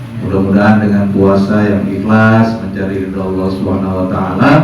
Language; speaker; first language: Indonesian; native; Indonesian